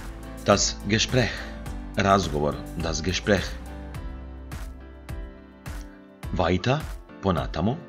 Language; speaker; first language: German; non-native, fluent; Macedonian